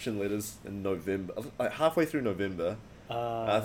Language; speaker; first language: English; native; English